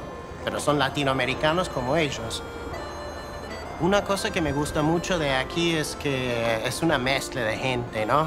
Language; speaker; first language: Spanish; non-native, fluent; English